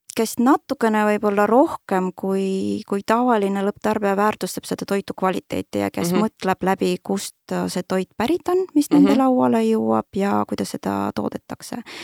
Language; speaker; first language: Estonian; non-native, local second language; Russian